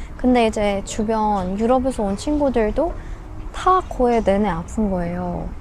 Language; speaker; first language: Korean; non-native, fluent; Persian